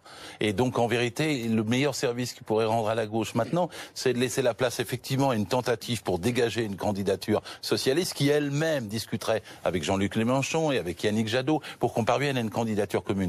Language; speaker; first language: French; native; French